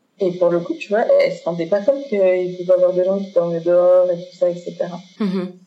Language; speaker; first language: French; early bilingual, other home language; Haitian Creole